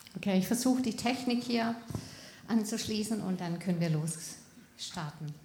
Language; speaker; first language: German; native; German